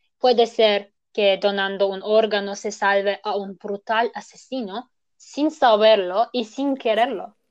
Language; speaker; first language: Spanish; non-native, learner; German